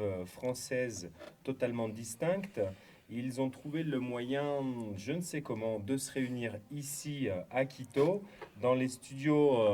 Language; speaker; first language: French; native; French